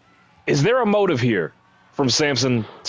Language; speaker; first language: English; native; English